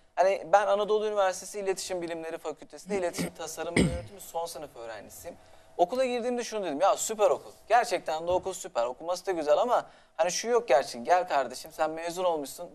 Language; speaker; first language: Turkish; native; Turkish